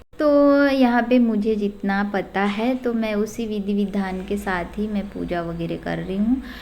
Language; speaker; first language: Hindi; non-native, local second language; Odia